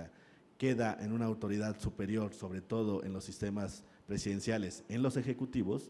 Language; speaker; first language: Spanish; native; Spanish